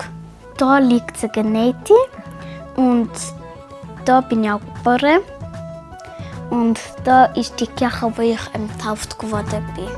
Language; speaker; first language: German; early bilingual, other home language; Tigrinya